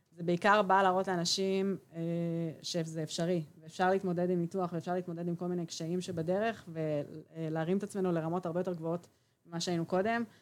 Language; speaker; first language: Hebrew; native; Hebrew